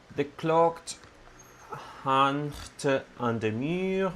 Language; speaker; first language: Dutch; non-native, learner; Italian